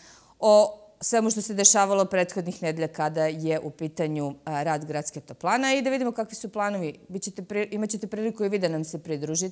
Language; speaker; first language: Serbian; native; Serbian